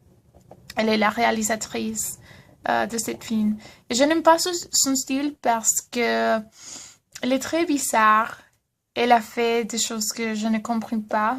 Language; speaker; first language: French; non-native, learner; Spanish